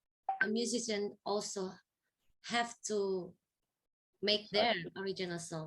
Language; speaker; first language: English; non-native, fluent; Indonesian